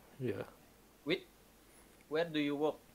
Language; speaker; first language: English; non-native, learner; Indonesian